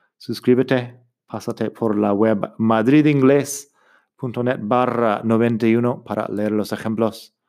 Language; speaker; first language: Spanish; non-native, fluent; English